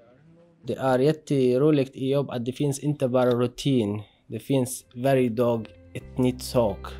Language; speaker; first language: Swedish; non-native, local second language; Arabic